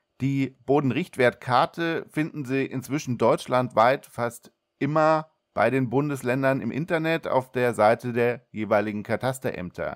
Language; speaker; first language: German; native; German